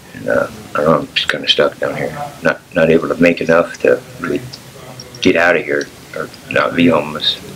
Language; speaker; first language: English; native; English